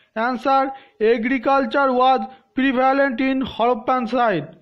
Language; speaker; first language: English; non-native, local second language; Bangla